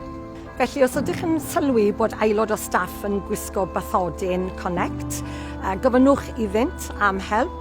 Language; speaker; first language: Welsh; native; Welsh